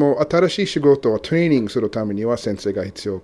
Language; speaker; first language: Japanese; non-native, learner; English